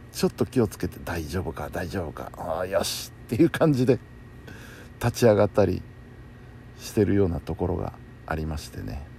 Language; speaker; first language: Japanese; native; Japanese